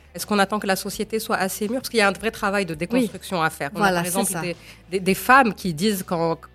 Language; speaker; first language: French; non-native, local second language; Arabic